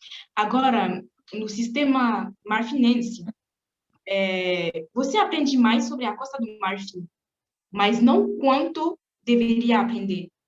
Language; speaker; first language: Portuguese; non-native, fluent; French